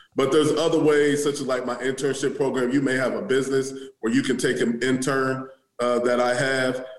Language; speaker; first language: English; native; English